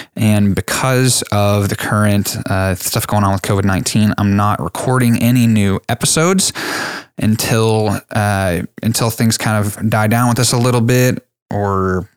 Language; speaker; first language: English; native; English